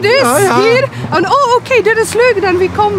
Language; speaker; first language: Dutch; non-native, learner; Polish